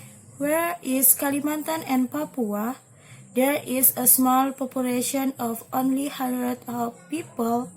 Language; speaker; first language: English; non-native, learner; Indonesian